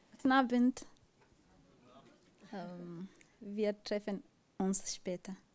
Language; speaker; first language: German; non-native, learner; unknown